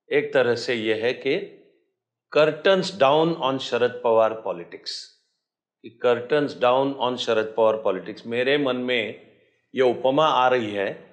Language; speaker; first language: Hindi; non-native, local second language; Marathi